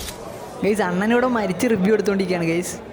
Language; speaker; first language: Malayalam; native; Malayalam